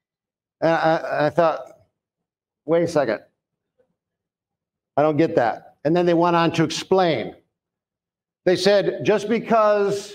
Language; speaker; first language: English; native; English